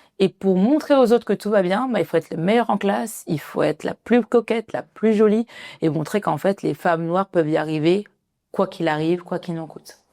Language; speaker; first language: French; early bilingual, other home language; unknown